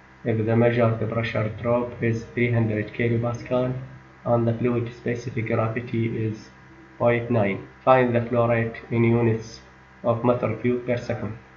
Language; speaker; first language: English; non-native, fluent; Arabic